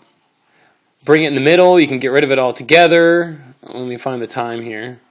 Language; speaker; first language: English; native; English